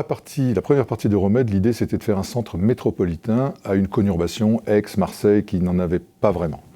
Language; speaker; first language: French; native; French